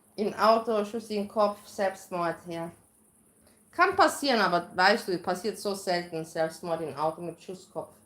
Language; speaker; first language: German; non-native, learner; Romanian